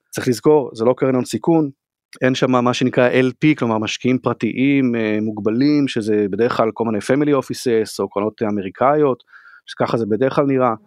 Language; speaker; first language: Hebrew; native; Hebrew